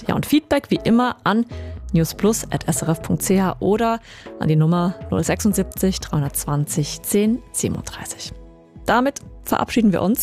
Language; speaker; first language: German; native; German